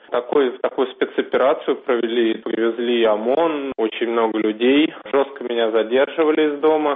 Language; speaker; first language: Russian; native; Russian